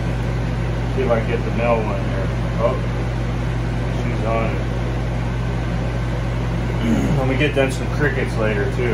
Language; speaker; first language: English; native; English